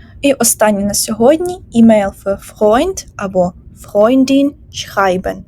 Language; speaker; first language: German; non-native, fluent; Ukrainian